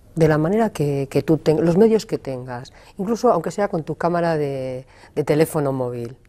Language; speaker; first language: Spanish; native; Spanish